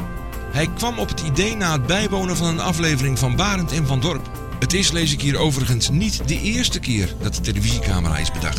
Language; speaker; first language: Dutch; native; Dutch